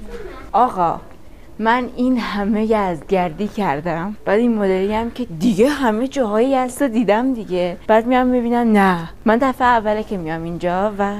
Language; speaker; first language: Persian; native; Persian